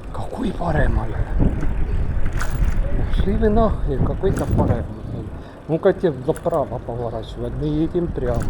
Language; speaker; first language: Russian; non-native, local second language; Estonian